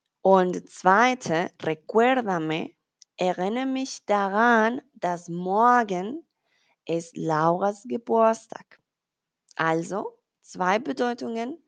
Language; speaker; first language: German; non-native, fluent; Spanish